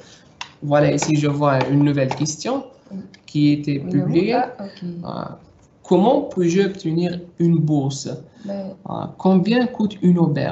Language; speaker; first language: French; non-native, local second language; Arabic